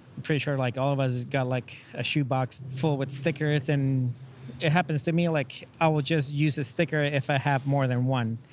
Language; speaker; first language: English; non-native, fluent; Spanish